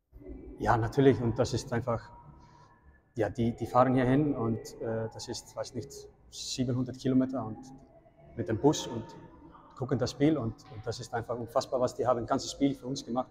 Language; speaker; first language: German; non-native, fluent; Icelandic